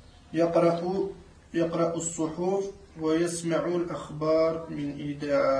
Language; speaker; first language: Arabic; non-native, learner; French